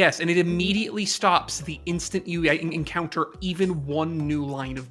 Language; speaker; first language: English; native; English